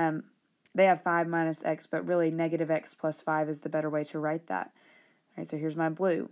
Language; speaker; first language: English; native; English